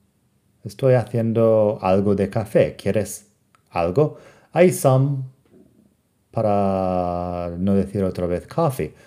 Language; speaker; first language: Spanish; non-native, fluent; English